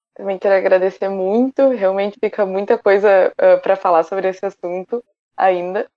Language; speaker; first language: Portuguese; native; Portuguese